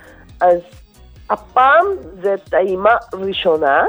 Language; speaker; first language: Hebrew; non-native, fluent; Korean